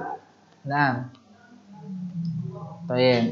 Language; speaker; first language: Arabic; non-native, fluent; Indonesian